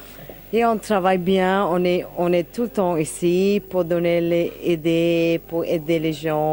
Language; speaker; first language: French; non-native, learner; English